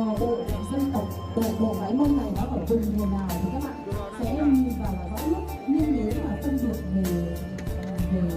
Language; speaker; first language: Vietnamese; non-native, local second language; Hmong